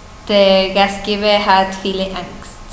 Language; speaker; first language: German; non-native, learner; Spanish